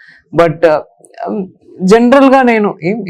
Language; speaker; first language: Telugu; non-native, learner; Tamil